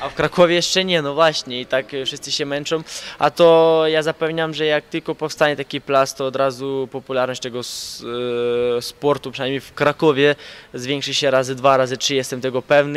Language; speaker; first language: Polish; non-native, fluent; Ukrainian